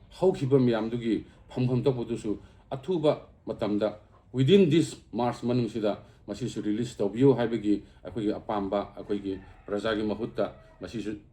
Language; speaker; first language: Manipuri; non-native, local second language; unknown